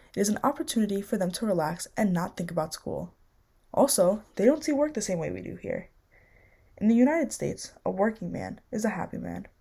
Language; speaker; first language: English; native; English